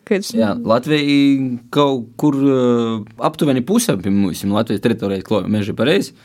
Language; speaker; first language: Latvian; native; Latvian